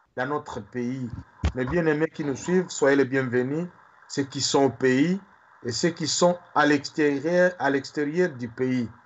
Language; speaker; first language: French; non-native, local second language; Swahili